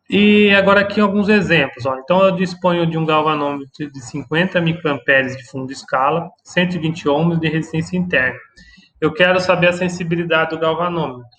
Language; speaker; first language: Portuguese; native; Portuguese